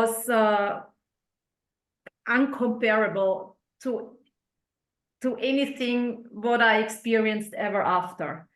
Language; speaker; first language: English; non-native, fluent; German